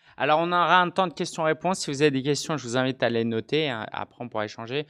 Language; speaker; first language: French; native; French